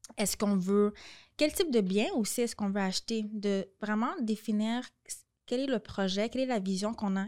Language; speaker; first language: French; native; French